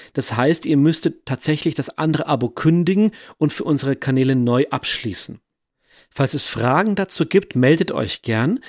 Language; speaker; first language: German; native; German